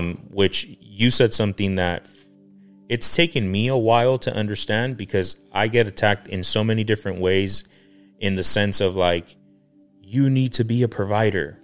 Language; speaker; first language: English; early bilingual, other home language; Spanish